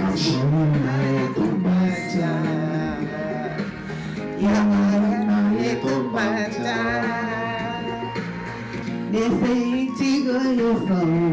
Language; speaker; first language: Korean; non-native, learner; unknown